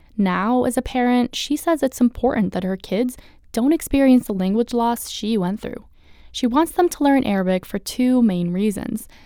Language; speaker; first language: English; early bilingual, other home language; Arabic